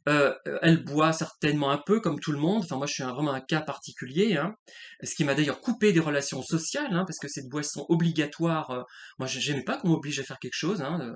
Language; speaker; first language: French; native; French